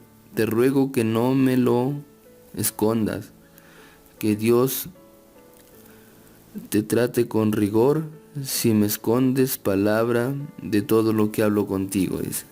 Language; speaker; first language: Spanish; native; Spanish